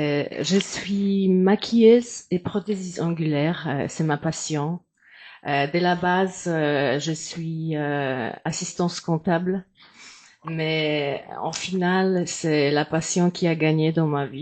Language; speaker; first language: French; non-native, fluent; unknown